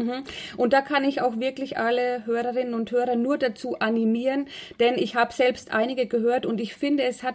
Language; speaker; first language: German; native; German